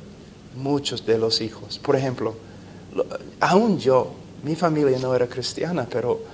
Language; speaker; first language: Spanish; non-native, fluent; English